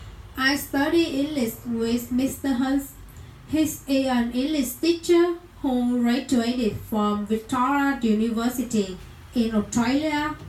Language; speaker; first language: English; non-native, learner; Vietnamese